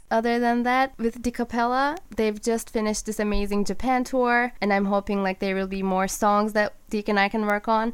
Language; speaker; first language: English; non-native, fluent; Turkish